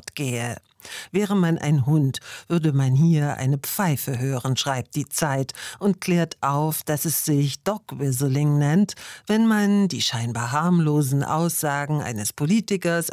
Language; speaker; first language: German; native; German